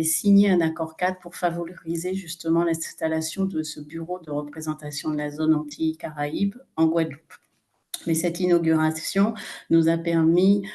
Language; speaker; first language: French; native; French